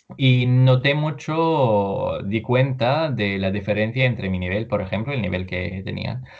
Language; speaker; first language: Spanish; non-native, fluent; Arabic